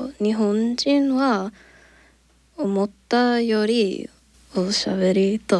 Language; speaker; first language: Japanese; non-native, learner; English